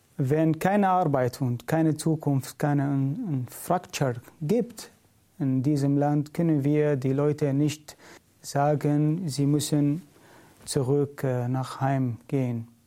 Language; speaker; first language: German; non-native, learner; Syriac